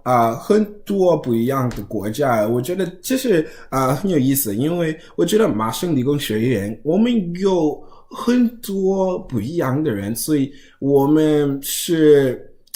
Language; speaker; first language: Chinese; non-native, learner; English